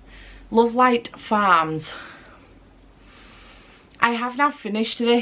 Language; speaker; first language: English; native; English